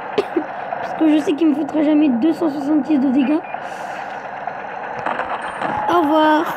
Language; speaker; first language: French; native; French